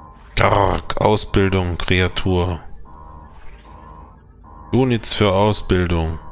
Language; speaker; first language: German; native; German